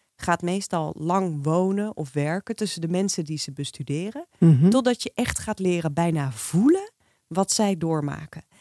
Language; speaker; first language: Dutch; native; Dutch